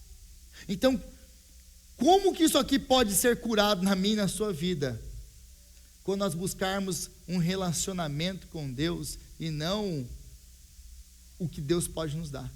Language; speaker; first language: Portuguese; native; Portuguese